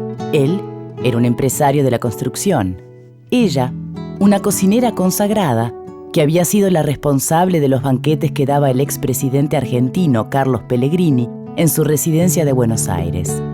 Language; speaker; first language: Spanish; native; Spanish